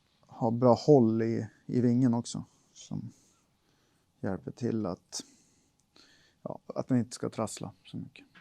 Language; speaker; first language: Swedish; native; Swedish